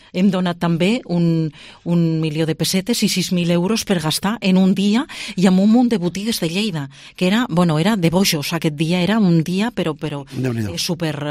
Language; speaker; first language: Catalan; non-native, local second language; Spanish